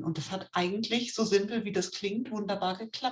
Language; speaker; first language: German; native; German